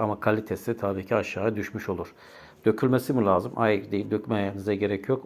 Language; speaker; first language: Turkish; native; Turkish